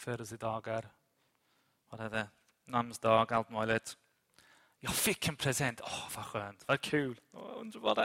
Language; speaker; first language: Swedish; non-native, fluent; English